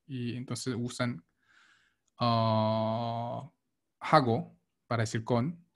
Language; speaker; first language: Spanish; non-native, fluent; Korean